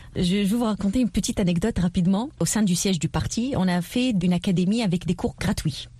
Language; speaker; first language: French; non-native, local second language; Arabic